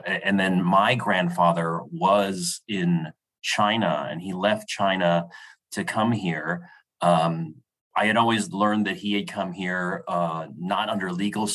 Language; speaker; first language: English; native; English